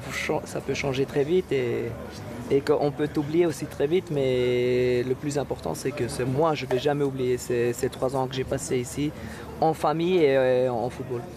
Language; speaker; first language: French; non-native, local second language; Dutch